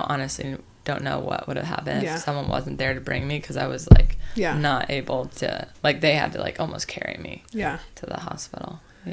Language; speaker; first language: English; native; English